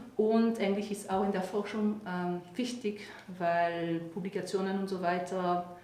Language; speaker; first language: German; non-native, fluent; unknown